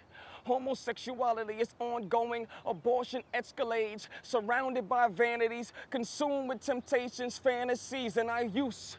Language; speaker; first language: English; native; English